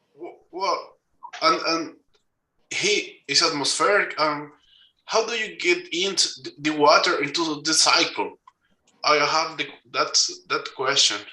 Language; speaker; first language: English; non-native, fluent; Spanish